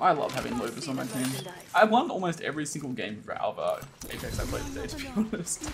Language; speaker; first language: English; native; English